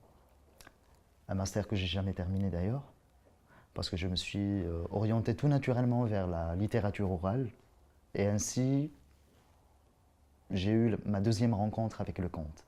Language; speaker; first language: French; non-native, local second language; Arabic